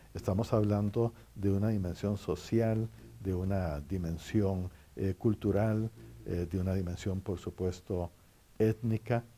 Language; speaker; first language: Spanish; native; Spanish